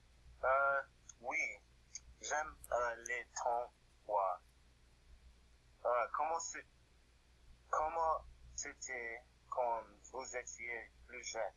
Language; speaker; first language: French; non-native, learner; English